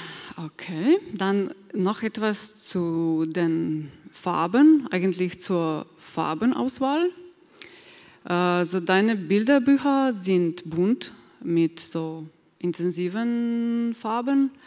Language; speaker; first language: German; non-native, fluent; Slovenian